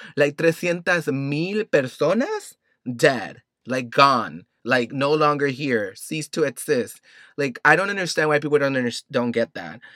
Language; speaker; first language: English; early bilingual, other home language; Spanish